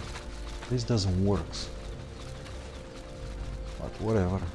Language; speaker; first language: English; non-native, fluent; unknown